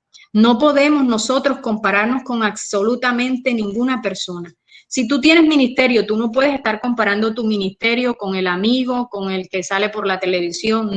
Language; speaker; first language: Spanish; native; Spanish